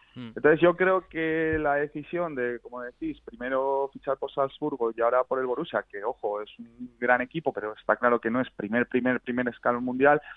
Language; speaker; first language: Spanish; native; Spanish